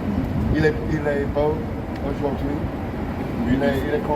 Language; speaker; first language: Haitian Creole; non-native, learner; English